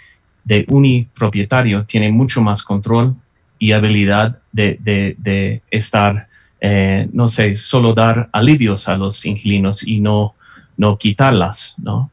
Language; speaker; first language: Spanish; non-native, fluent; English